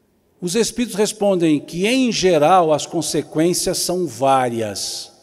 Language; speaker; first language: Portuguese; native; Portuguese